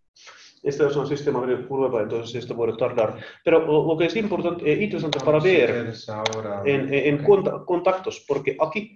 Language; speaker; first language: Spanish; non-native, learner; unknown